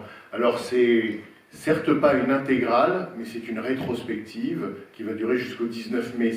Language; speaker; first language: French; native; French